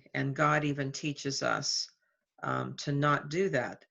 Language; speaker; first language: English; native; English